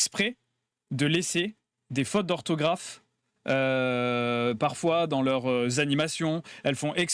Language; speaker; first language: French; native; French